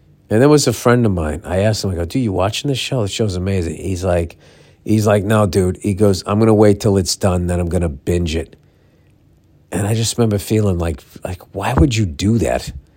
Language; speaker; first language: English; native; English